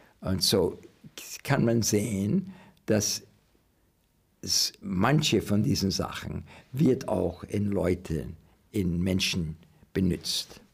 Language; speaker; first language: German; non-native, learner; English